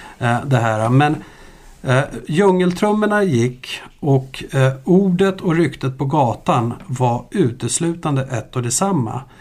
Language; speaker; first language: Swedish; early bilingual, other home language; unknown